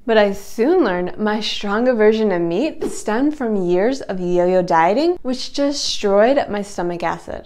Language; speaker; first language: English; native; English